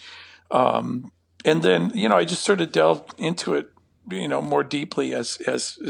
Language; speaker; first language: English; native; English